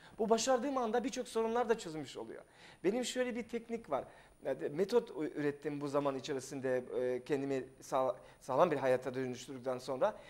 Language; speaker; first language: Turkish; non-native, fluent; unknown